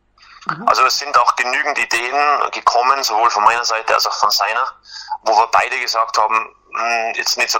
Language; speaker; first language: German; native; German